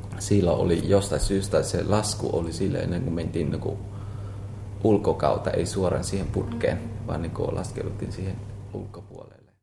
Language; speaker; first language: Finnish; non-native, fluent; Vietnamese